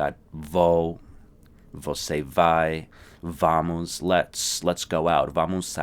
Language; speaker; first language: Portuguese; non-native, fluent; English